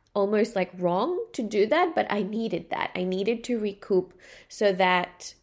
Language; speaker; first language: English; native; English